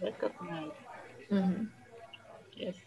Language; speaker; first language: English; non-native, learner; French